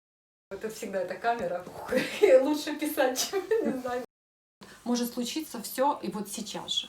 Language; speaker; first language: Russian; non-native, local second language; Ukrainian